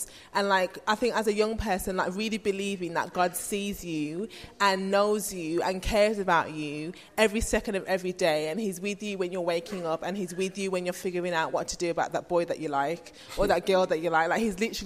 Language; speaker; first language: English; native; English